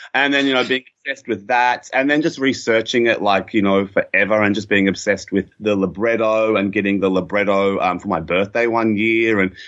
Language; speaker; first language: English; native; English